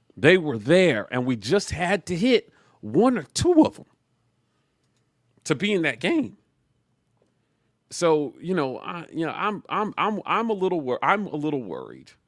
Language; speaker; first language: English; native; English